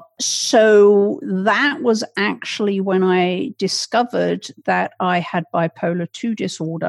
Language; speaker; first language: English; native; English